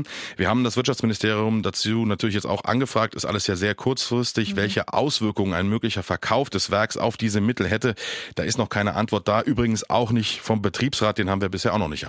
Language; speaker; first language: German; native; German